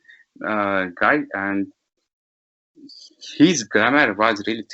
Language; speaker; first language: English; non-native, learner; Turkish